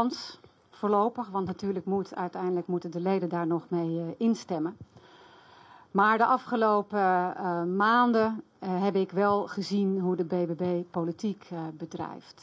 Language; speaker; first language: Dutch; native; Dutch